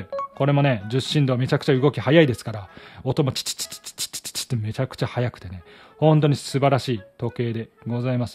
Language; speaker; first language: Japanese; native; Japanese